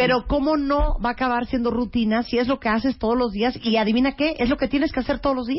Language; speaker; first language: Spanish; native; Spanish